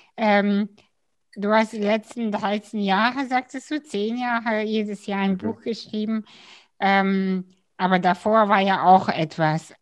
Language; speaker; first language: German; early bilingual, other home language; Russian